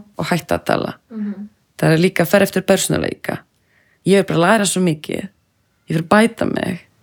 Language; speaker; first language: Icelandic; non-native, fluent; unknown